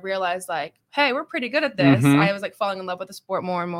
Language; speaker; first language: English; native; English